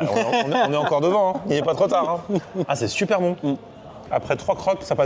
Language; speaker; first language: French; native; French